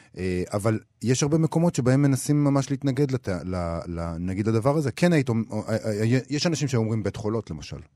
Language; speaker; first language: Hebrew; native; Hebrew